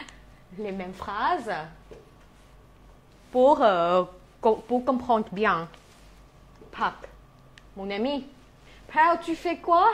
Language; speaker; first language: French; non-native, fluent; Thai